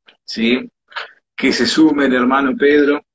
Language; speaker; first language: Spanish; native; Spanish